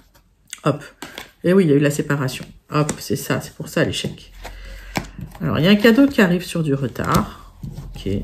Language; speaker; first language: French; native; French